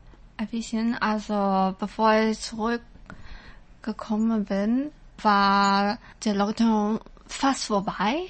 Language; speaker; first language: German; non-native, learner; Chinese